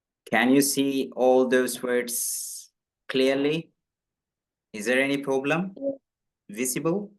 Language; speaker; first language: English; non-native, local second language; Malayalam